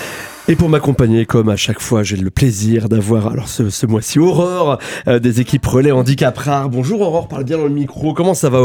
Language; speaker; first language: French; native; French